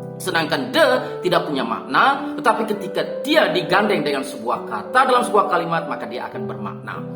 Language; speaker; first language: Indonesian; native; Indonesian